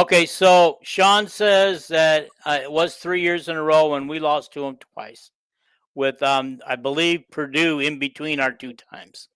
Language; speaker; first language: English; native; English